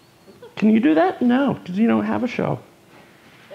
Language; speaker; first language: English; native; English